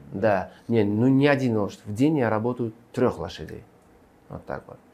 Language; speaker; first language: Russian; non-native, local second language; Uzbek